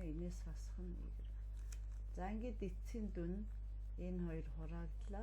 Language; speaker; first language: Mongolian; native; Mongolian